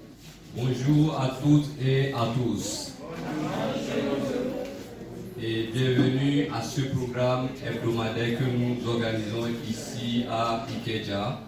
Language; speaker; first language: French; non-native, fluent; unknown